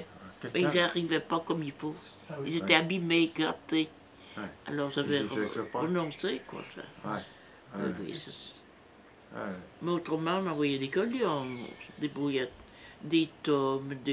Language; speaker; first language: French; native; French